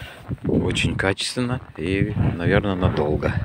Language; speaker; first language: Russian; native; Russian